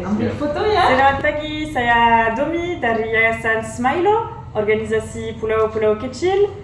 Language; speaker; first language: Indonesian; non-native, learner; French